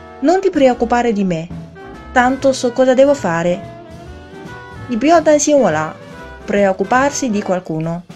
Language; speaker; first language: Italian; non-native, fluent; Chinese